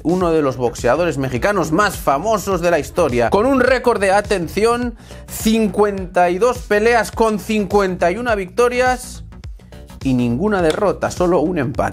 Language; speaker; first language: Spanish; native; Spanish